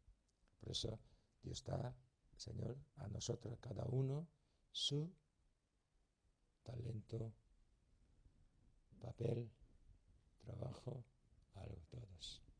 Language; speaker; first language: Spanish; non-native, learner; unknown